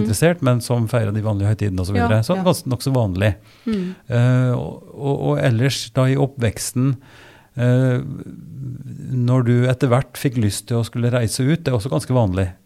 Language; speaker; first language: Norwegian; native; Norwegian